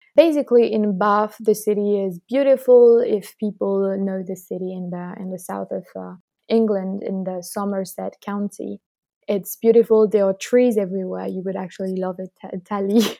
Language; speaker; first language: English; non-native, fluent; French